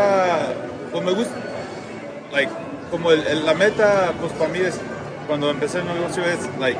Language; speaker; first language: Spanish; early bilingual, heritage; Spanish